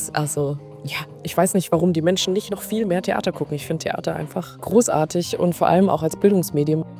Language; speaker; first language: German; native; German